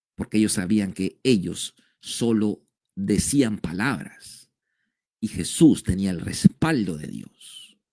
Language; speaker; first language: Spanish; native; Spanish